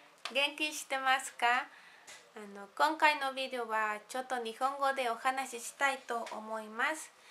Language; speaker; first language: Japanese; non-native, fluent; Spanish